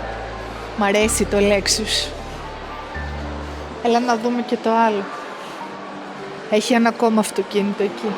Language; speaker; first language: Greek; native; Greek